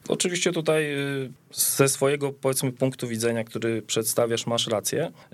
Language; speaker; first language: Polish; native; Polish